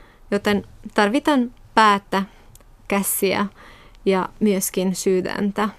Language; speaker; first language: Finnish; non-native, fluent; Romanian